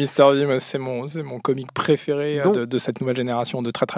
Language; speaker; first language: French; native; French